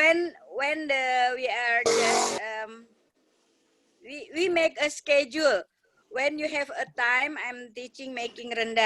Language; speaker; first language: English; non-native, learner; Indonesian